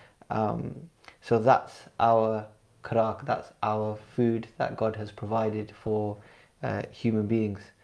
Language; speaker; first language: English; early bilingual, other home language; Punjabi